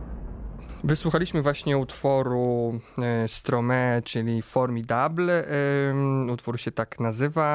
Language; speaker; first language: Polish; native; Polish